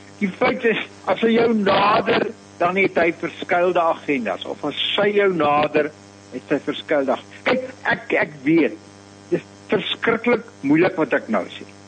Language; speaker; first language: Afrikaans; native; Afrikaans